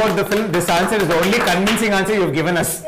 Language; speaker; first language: Telugu; native; Telugu